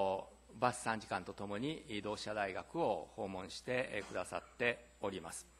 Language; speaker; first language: Japanese; native; Japanese